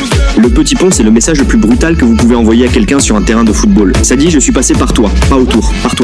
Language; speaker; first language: French; native; French